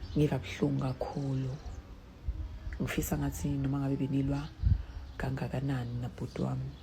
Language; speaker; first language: Zulu; non-native, local second language; Swati